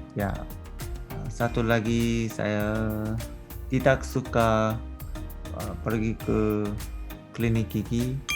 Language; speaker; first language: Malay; non-native, learner; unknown